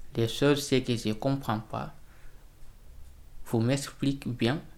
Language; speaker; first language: French; non-native, learner; Fula